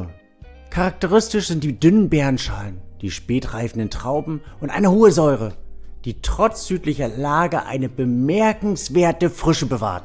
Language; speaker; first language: German; native; German